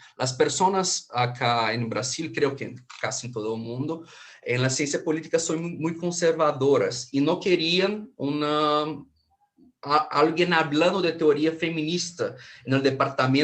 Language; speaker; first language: Spanish; non-native, fluent; Portuguese